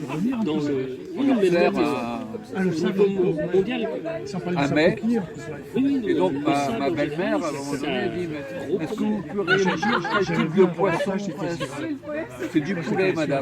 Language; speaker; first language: French; native; French